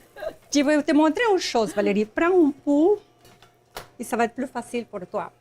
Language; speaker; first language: French; non-native, learner; Spanish